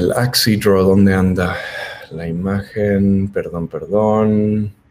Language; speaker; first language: Spanish; native; Spanish